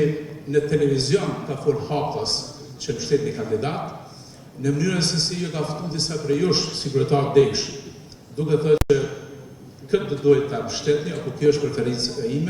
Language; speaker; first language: Albanian; native; Albanian